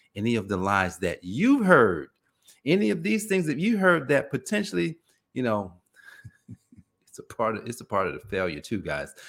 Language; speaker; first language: English; native; English